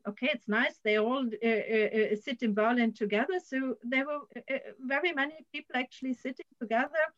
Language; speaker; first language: English; non-native, fluent; German